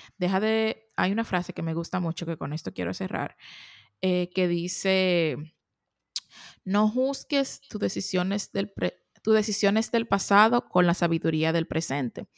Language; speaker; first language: Spanish; native; Spanish